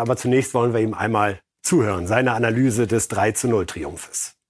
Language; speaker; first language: German; native; German